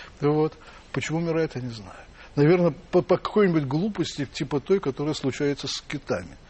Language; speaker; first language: Russian; native; Russian